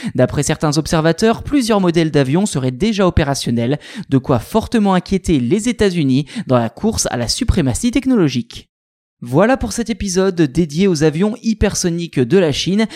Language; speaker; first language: French; native; French